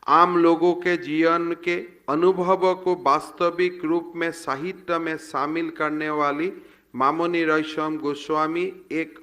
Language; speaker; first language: Hindi; non-native, local second language; Assamese